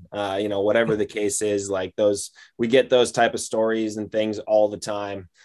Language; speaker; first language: English; native; English